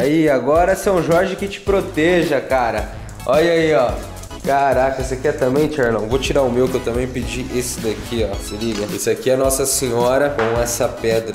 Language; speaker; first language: Portuguese; native; Portuguese